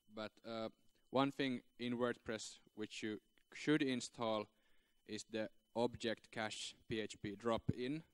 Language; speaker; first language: English; non-native, fluent; Finnish